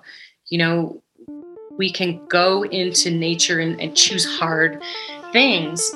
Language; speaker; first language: English; native; English